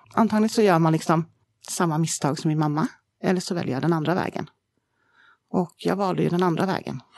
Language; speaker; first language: Swedish; native; Swedish